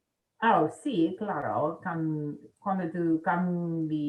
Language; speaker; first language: Spanish; non-native, learner; English